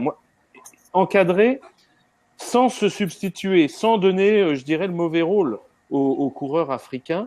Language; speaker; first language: French; native; French